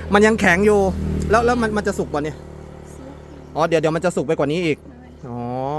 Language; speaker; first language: Thai; native; Thai